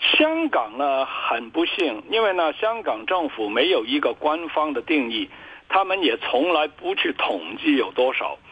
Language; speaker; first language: Chinese; non-native, local second language; Cantonese